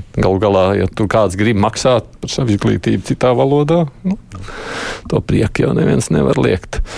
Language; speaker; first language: Latvian; native; Latvian